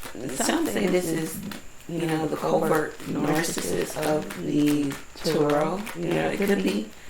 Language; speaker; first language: English; native; English